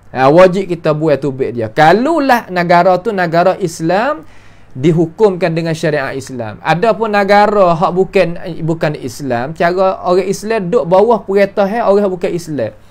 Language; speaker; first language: Malay; native; Malay